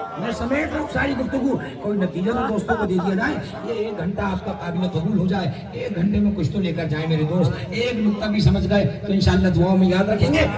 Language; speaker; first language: Urdu; native; Urdu